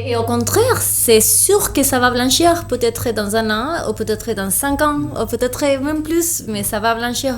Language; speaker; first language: French; non-native, fluent; Spanish